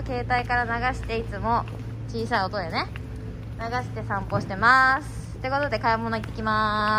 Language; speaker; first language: Japanese; native; Japanese